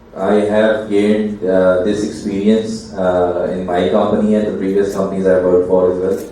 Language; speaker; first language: English; non-native, local second language; Urdu